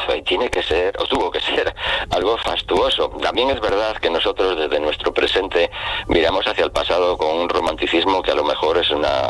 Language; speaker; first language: Spanish; native; Spanish